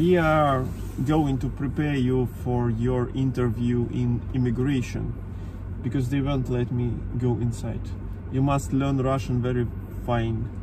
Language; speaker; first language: English; non-native, learner; Russian